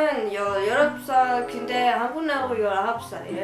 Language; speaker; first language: Korean; non-native, learner; Finnish